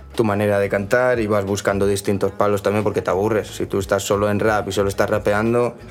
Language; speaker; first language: Spanish; native; Spanish